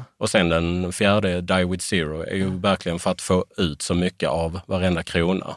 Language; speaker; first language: Swedish; native; Swedish